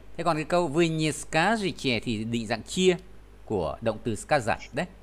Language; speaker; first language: Vietnamese; native; Vietnamese